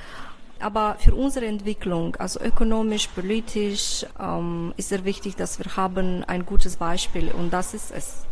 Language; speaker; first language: German; non-native, fluent; Romanian